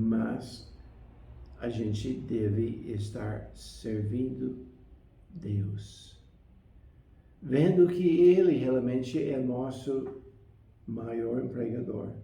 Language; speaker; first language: Portuguese; non-native, fluent; English